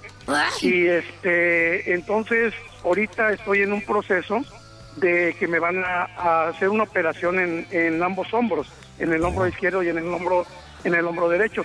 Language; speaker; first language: Spanish; native; Spanish